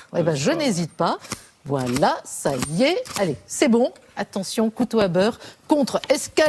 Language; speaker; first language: French; native; French